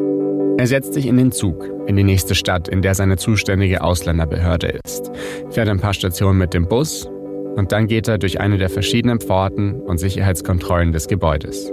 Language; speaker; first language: German; native; German